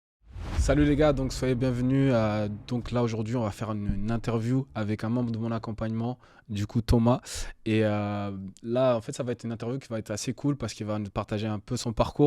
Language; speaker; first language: French; native; French